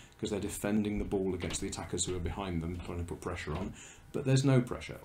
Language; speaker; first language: English; native; English